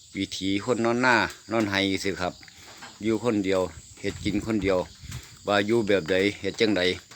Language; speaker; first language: Thai; native; Thai